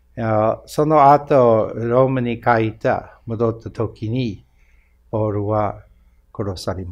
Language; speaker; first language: Japanese; non-native, fluent; English